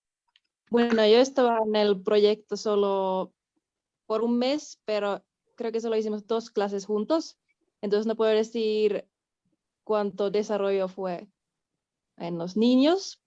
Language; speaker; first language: Spanish; non-native, fluent; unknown